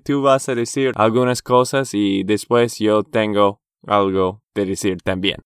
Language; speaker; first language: Spanish; non-native, fluent; English